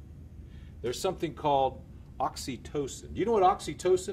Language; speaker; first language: English; native; English